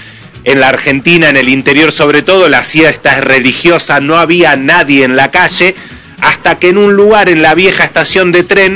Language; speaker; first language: Spanish; native; Spanish